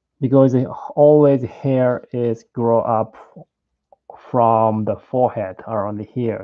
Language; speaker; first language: English; non-native, learner; Japanese